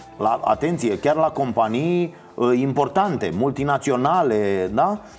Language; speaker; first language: Romanian; native; Romanian